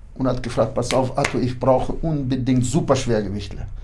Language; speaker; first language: German; early bilingual, heritage; German